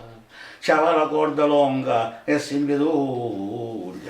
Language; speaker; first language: Italian; non-native, local second language; Sicilian